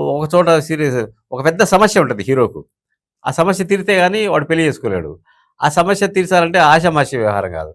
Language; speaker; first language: Telugu; native; Telugu